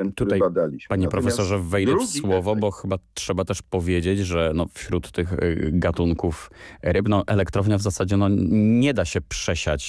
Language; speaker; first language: Polish; native; Polish